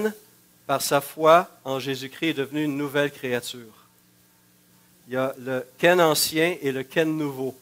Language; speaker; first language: French; native; French